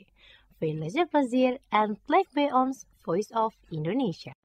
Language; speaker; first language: Dutch; non-native, fluent; Indonesian